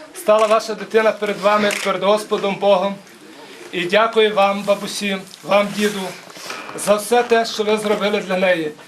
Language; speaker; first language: Ukrainian; native; Ukrainian